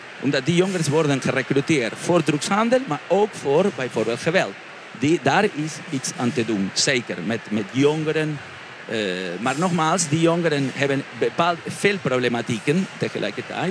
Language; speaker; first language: Dutch; non-native, fluent; Spanish